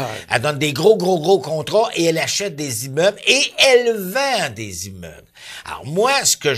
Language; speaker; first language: French; native; French